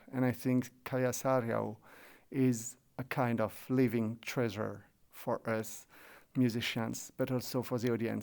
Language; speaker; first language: English; non-native, fluent; French